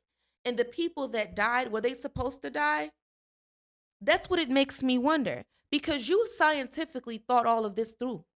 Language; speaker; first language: English; native; English